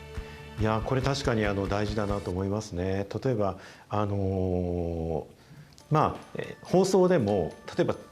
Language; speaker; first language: Japanese; native; Japanese